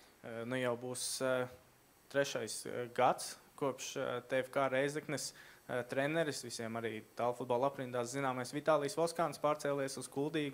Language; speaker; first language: Latvian; native; Latvian